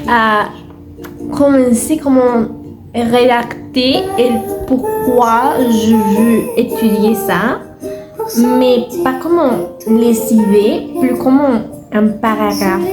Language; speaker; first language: French; non-native, learner; Spanish